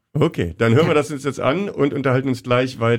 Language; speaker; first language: German; native; German